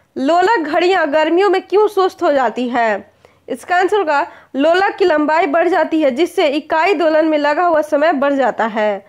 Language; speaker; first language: Hindi; native; Hindi